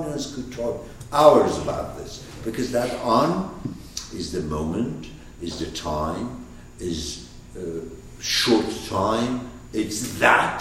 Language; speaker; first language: English; non-native, fluent; Persian